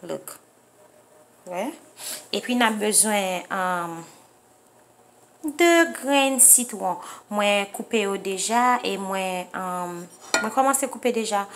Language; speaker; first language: French; non-native, learner; Haitian Creole